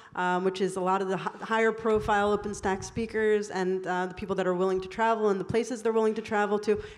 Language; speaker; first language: English; non-native, fluent; Hebrew